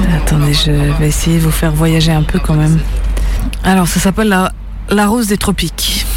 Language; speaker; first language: French; early bilingual, other home language; Serbian